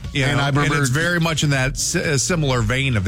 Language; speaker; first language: English; native; English